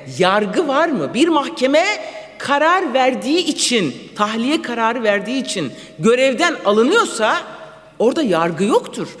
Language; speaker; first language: Turkish; non-native, local second language; Kurdish